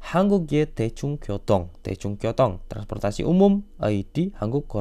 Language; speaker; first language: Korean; non-native, fluent; Indonesian